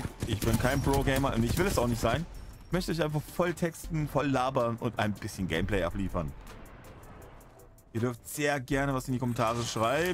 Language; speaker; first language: German; native; German